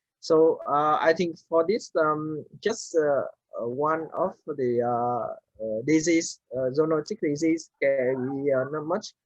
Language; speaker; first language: English; non-native, learner; Vietnamese